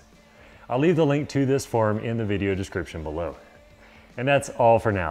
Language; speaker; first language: English; native; English